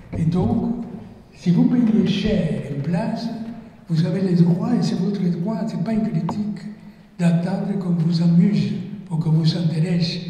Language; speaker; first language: French; non-native, fluent; Spanish